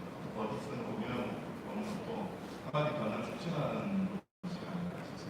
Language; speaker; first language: Korean; native; Korean